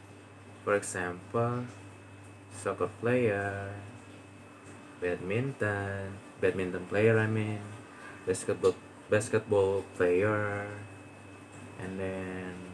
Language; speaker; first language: English; non-native, learner; Indonesian